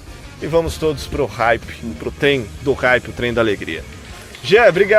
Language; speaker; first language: Portuguese; native; Portuguese